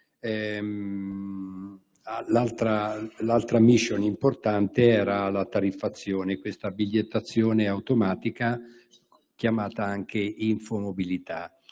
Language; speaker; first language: Italian; native; Italian